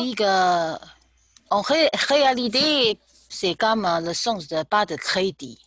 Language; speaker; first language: French; non-native, learner; Chinese